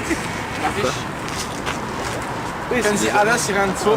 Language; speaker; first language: German; non-native, learner; French